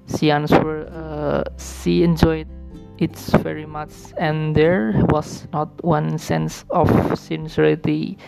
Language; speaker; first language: English; non-native, learner; Indonesian